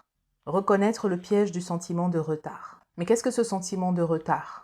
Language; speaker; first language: French; native; French